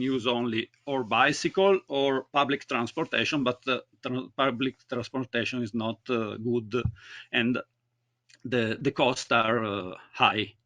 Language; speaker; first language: English; non-native, learner; Italian